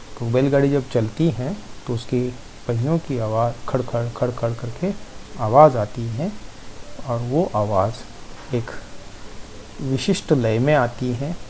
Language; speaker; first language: Hindi; non-native, local second language; Marathi